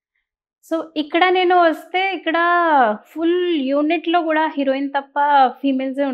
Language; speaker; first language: Telugu; non-native, learner; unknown